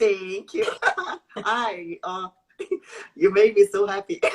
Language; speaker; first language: English; non-native, learner; Portuguese